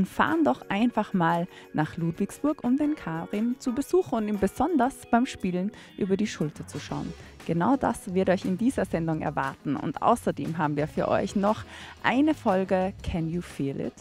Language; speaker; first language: German; native; German